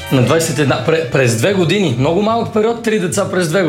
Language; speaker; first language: Bulgarian; native; Bulgarian